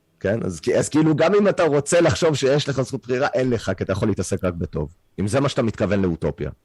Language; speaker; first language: Hebrew; non-native, fluent; English